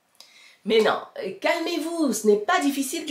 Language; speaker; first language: French; native; French